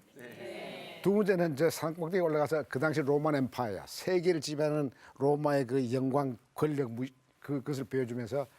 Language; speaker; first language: Korean; native; Korean